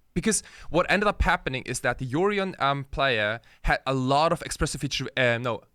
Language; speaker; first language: English; early bilingual, other home language; Japanese